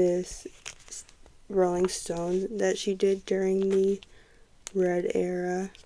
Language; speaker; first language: English; native; English